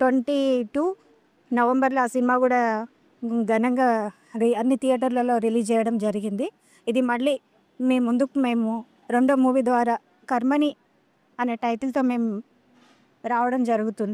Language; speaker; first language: Telugu; native; Telugu